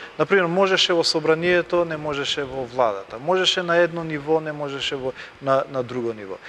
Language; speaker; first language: Macedonian; non-native, local second language; Albanian